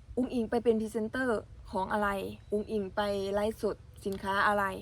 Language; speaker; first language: Thai; non-native, local second language; Northeastern Thai